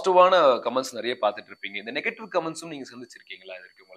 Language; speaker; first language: Tamil; native; Tamil